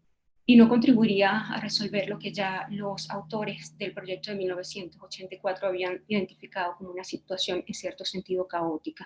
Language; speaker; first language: Spanish; native; Spanish